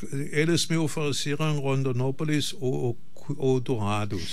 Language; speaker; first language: Portuguese; non-native, fluent; German